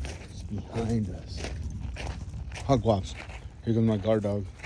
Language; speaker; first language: English; early bilingual, other home language; Spanish